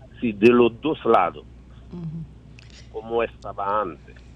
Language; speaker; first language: Spanish; non-native, learner; Haitian Creole